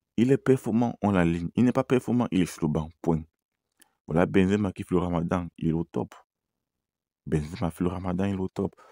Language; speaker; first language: French; native; French